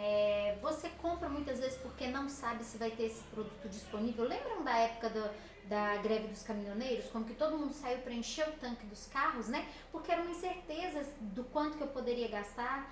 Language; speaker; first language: Portuguese; native; Portuguese